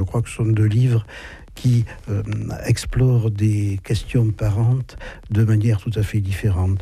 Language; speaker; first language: French; native; French